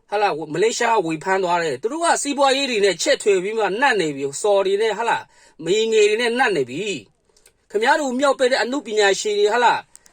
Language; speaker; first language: Burmese; non-native, local second language; Kachin